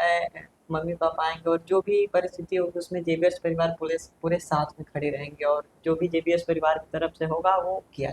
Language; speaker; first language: Hindi; native; Hindi